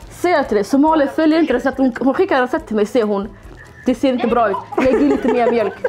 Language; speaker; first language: Swedish; early bilingual, other home language; Somali